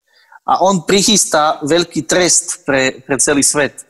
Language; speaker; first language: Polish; non-native, learner; Slovak